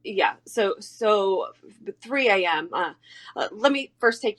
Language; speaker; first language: English; native; English